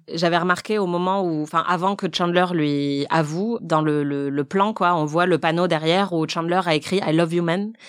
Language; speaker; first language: French; native; French